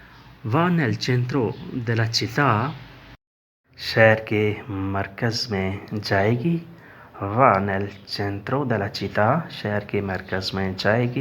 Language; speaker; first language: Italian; non-native, learner; Urdu